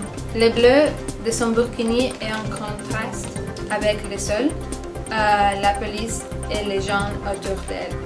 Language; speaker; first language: French; non-native, learner; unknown